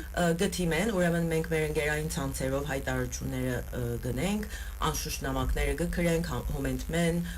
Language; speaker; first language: Armenian; early bilingual, heritage; Armenian